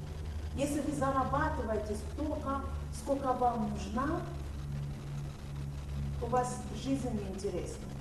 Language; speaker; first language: Russian; non-native, fluent; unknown